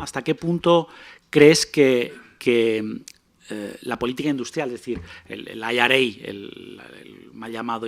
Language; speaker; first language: Spanish; native; Spanish